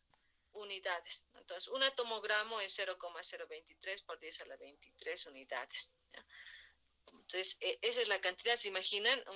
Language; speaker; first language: Spanish; native; Spanish